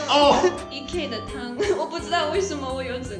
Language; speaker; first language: Chinese; non-native, learner; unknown